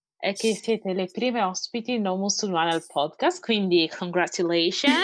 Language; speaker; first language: Italian; early bilingual, other home language; French